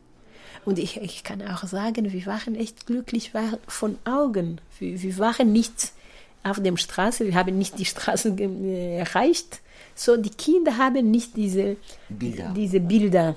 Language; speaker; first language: German; non-native, fluent; Kinyarwanda